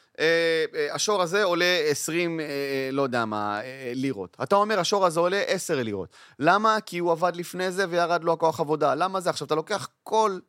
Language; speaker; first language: Hebrew; native; Hebrew